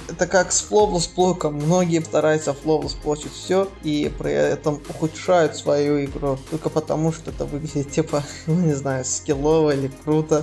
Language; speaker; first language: Russian; native; Russian